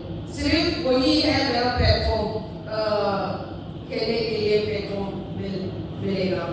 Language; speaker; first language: Hindi; non-native, local second language; Manipuri